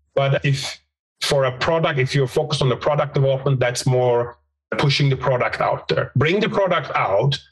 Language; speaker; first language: English; non-native, fluent; Turkish